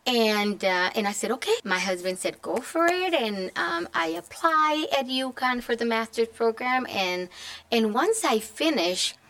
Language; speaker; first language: English; non-native, fluent; Spanish